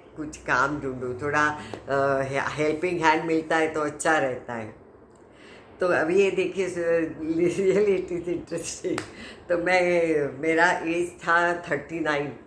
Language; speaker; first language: Hindi; non-native, local second language; Marathi